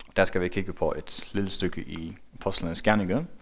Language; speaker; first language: Danish; non-native, local second language; Faroese